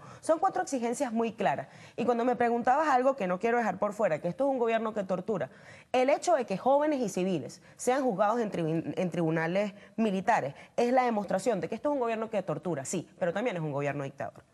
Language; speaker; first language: Spanish; native; Spanish